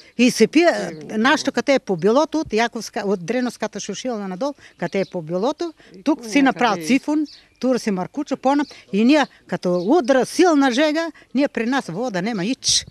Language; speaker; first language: Bulgarian; native; Bulgarian